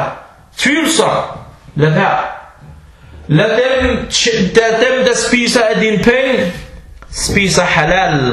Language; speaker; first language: Danish; early bilingual, other home language; Arabic